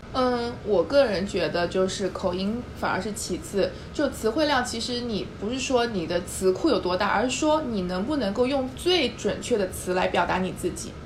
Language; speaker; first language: Chinese; native; Chinese